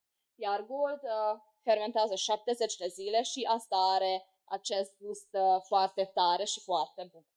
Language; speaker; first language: Romanian; non-native, local second language; Hungarian